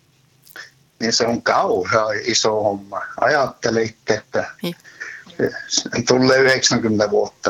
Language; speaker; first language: Finnish; native; Finnish